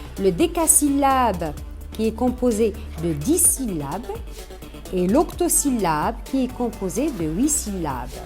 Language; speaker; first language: French; non-native, local second language; Arabic